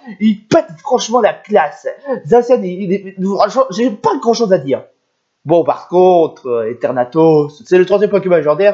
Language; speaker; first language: French; native; French